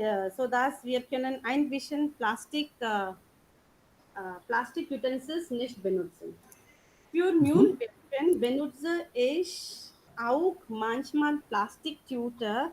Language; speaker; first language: German; non-native, learner; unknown